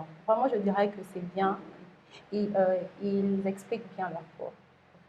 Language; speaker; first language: French; non-native, local second language; Lingala